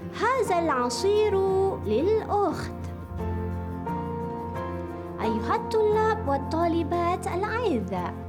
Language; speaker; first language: Arabic; non-native, fluent; Malay